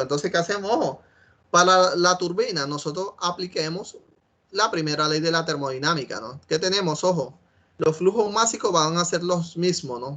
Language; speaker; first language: Spanish; native; Spanish